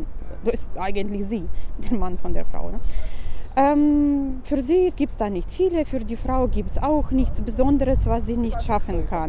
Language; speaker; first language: German; non-native, fluent; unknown